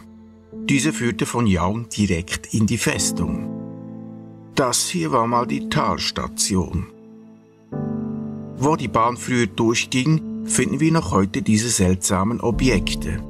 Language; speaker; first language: German; native; German